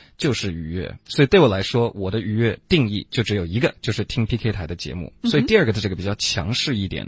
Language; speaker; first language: Chinese; non-native, fluent; English